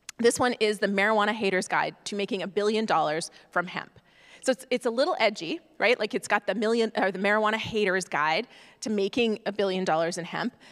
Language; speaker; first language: English; native; English